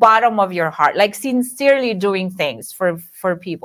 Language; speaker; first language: English; non-native, local second language; Iloko